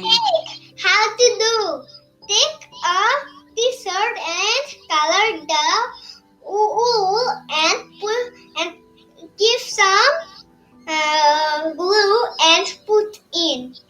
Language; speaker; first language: English; non-native, learner; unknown